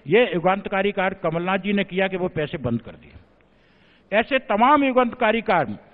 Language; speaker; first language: Hindi; native; Hindi